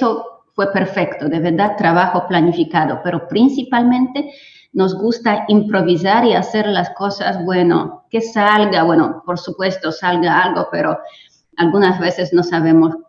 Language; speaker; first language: Spanish; non-native, fluent; Polish